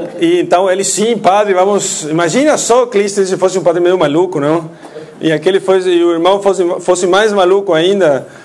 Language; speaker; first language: Portuguese; non-native, fluent; Spanish